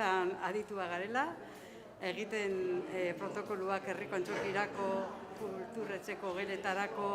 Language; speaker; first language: Basque; native; Basque